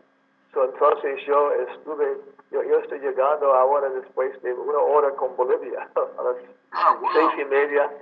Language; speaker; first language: Spanish; non-native, fluent; English